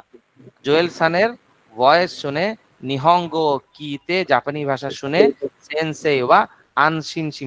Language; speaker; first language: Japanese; non-native, fluent; Bangla